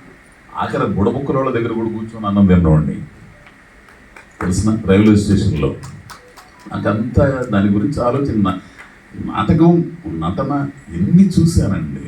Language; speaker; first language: Telugu; native; Telugu